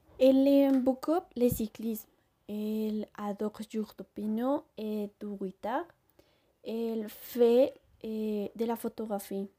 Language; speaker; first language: French; non-native, learner; Spanish